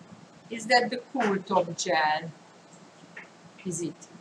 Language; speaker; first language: English; non-native, fluent; Hungarian